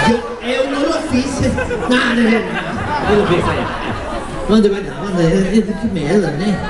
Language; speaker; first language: Portuguese; non-native, learner; Spanish